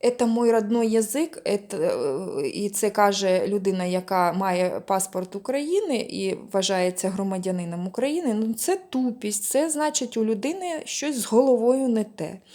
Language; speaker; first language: Ukrainian; non-native, local second language; Russian